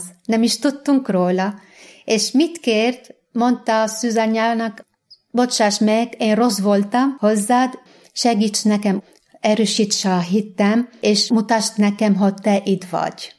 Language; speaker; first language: Hungarian; non-native, fluent; Arabic